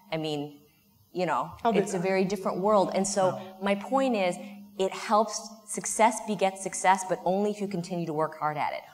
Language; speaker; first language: English; native; English